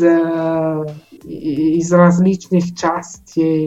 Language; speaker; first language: Russian; non-native, learner; Italian